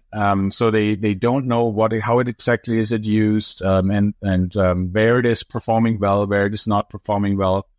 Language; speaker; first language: English; non-native, fluent; German